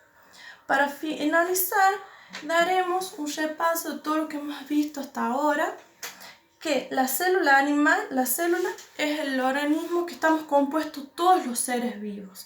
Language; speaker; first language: Spanish; native; Spanish